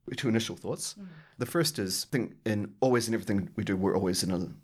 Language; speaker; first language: English; native; English